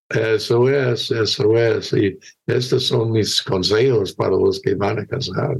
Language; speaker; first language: Spanish; non-native, fluent; English